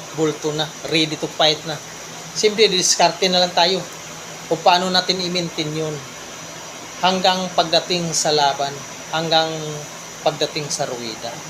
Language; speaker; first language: Filipino; non-native, local second language; Cebuano